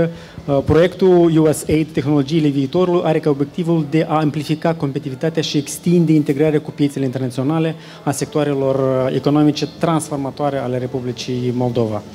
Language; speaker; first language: Romanian; native; Romanian